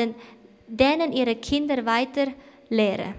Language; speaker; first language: German; non-native, fluent; Thai